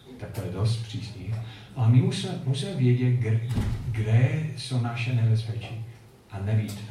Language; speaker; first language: Czech; non-native, fluent; English